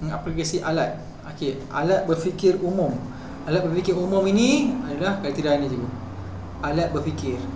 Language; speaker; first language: Malay; native; Malay